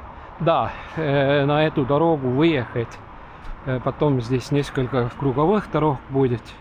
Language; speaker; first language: Russian; non-native, local second language; Estonian